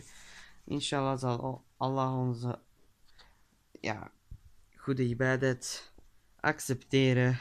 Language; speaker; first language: Dutch; early bilingual, other home language; Turkish